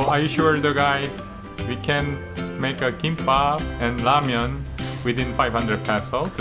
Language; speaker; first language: English; non-native, learner; Korean